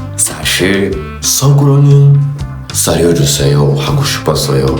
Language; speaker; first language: Korean; non-native, learner; Kinyarwanda